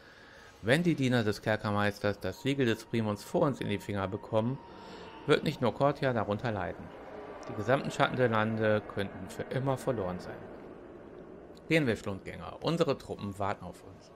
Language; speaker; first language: German; native; German